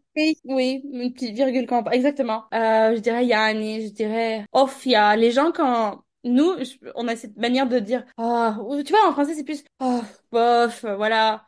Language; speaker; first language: French; non-native, fluent; Turkish